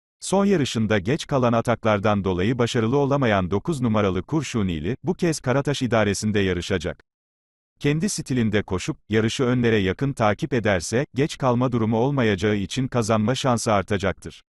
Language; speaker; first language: Turkish; native; Turkish